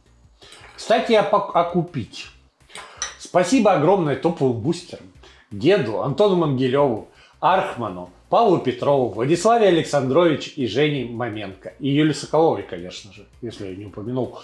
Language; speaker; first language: Russian; native; Russian